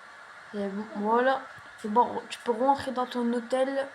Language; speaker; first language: French; native; French